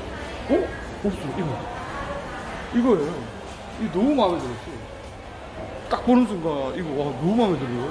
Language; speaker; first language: Korean; native; Korean